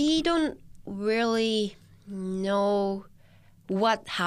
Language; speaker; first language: English; non-native, fluent; Japanese